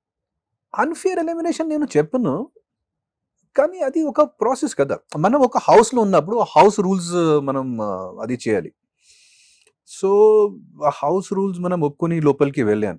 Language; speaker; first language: Telugu; non-native, fluent; Hindi